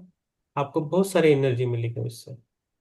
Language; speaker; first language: Hindi; native; Hindi